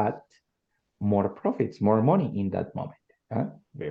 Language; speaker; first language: English; non-native, fluent; Spanish